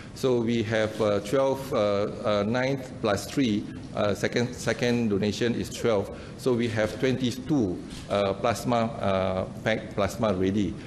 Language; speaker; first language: English; non-native, local second language; Malay